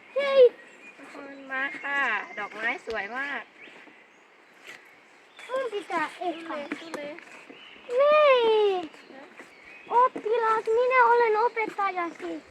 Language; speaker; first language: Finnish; non-native, learner; Thai